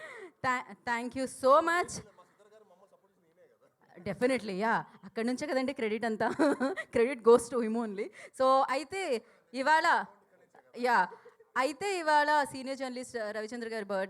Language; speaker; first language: Telugu; native; Telugu